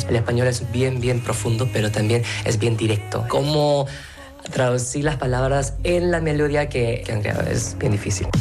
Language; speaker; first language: Spanish; non-native, fluent; Korean